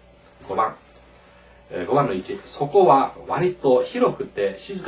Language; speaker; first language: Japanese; non-native, fluent; Korean